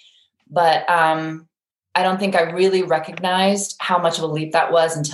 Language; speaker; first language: English; native; English